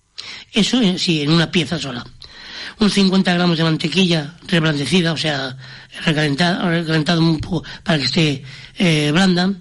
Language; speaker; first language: Spanish; native; Spanish